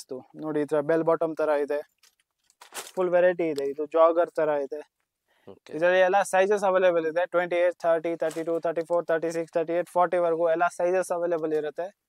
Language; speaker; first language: Kannada; non-native, local second language; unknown